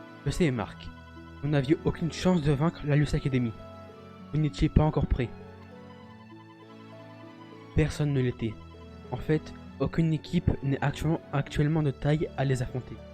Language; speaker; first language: French; native; French